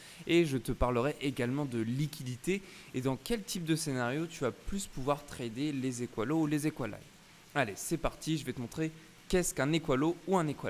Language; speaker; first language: French; native; French